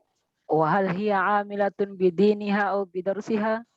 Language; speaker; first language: Arabic; non-native, learner; Indonesian